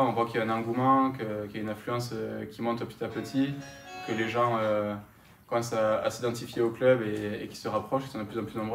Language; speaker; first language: French; native; French